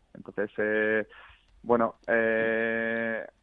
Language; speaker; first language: Spanish; native; Spanish